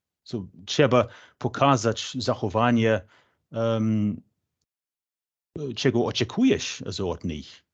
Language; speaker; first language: Polish; non-native, fluent; English